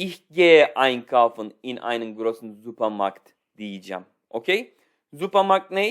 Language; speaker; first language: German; non-native, fluent; Turkish